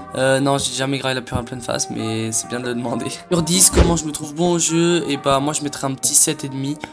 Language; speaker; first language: French; native; French